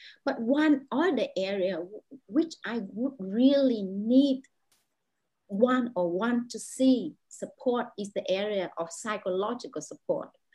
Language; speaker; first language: English; non-native, fluent; Vietnamese